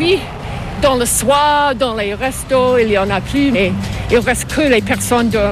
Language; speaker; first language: French; non-native, fluent; English